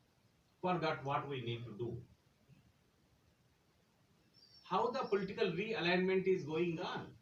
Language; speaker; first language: English; non-native, local second language; Telugu